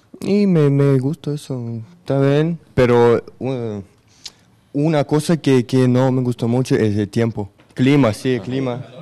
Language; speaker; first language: Spanish; non-native, learner; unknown